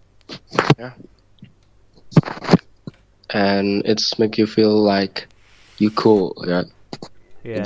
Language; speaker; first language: English; non-native, learner; Indonesian